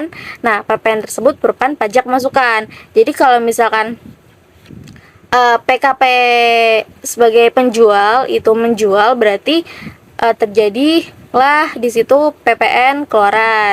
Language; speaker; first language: Indonesian; native; Indonesian